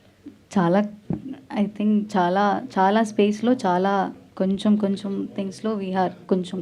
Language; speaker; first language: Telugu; non-native, learner; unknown